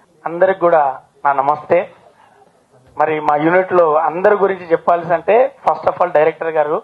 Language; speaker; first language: Telugu; native; Telugu